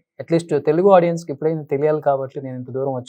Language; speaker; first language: Telugu; native; Telugu